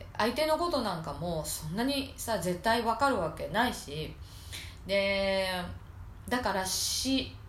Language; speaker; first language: Japanese; native; Japanese